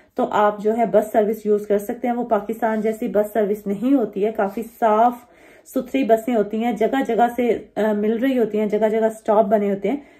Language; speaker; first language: Urdu; native; Urdu